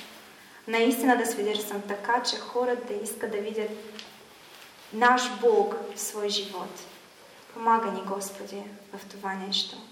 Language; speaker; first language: Bulgarian; non-native, fluent; Russian